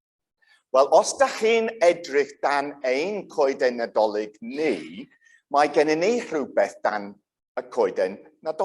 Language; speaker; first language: Welsh; non-native, local second language; English